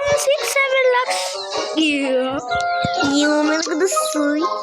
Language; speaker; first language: English; non-native, learner; Bangla